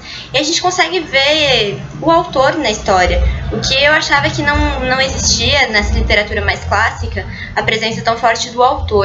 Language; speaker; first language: Portuguese; native; Portuguese